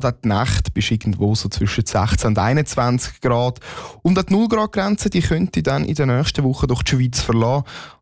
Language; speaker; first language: German; native; German